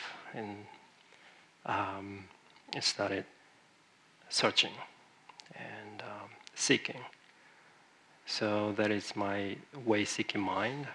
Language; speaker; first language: English; non-native, fluent; Japanese